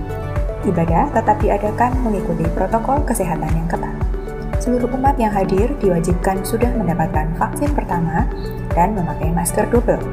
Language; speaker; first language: Indonesian; native; Indonesian